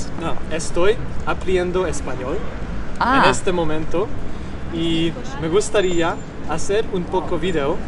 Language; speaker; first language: Spanish; non-native, learner; Hungarian